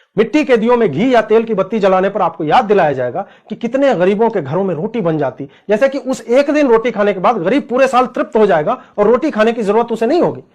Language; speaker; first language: Hindi; native; Hindi